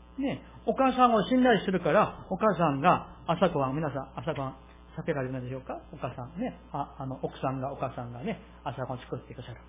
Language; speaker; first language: Japanese; non-native, fluent; Korean